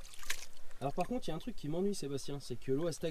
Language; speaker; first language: French; native; French